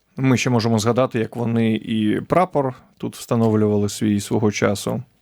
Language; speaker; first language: Ukrainian; native; Ukrainian